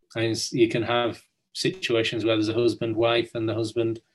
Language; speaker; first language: English; native; English